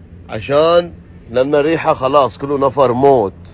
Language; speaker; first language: Arabic; non-native, learner; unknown